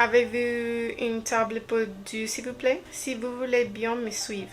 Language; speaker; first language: French; non-native, learner; English